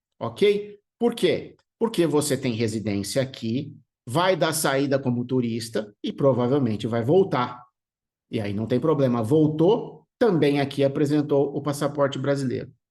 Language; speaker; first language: Portuguese; native; Portuguese